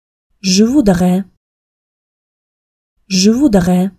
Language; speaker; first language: French; non-native, fluent; Polish